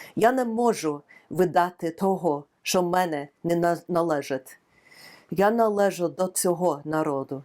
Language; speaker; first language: Ukrainian; non-native, fluent; English